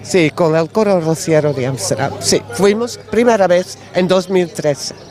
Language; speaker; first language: Spanish; non-native, learner; Dutch